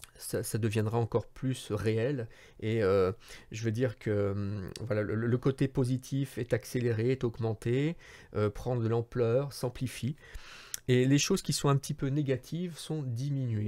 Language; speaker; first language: French; native; French